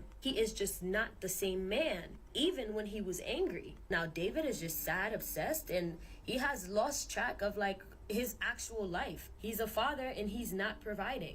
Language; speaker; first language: English; native; English